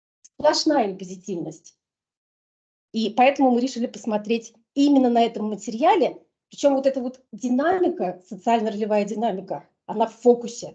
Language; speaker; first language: Russian; native; Russian